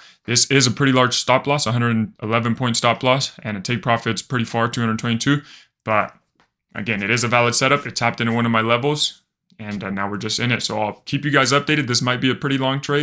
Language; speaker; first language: English; native; English